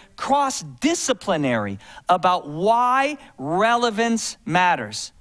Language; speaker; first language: English; native; English